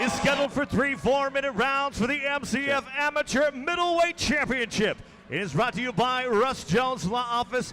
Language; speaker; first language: English; native; English